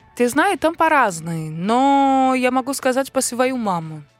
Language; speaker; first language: Russian; non-native, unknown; Portuguese